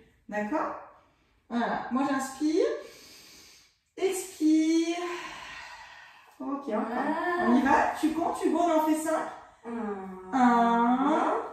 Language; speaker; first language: French; native; French